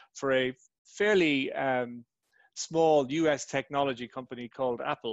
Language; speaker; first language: English; native; English